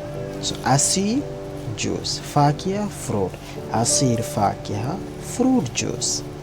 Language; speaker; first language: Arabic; non-native, fluent; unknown